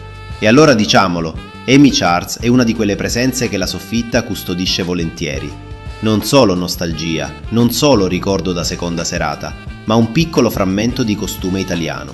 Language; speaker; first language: Italian; native; Italian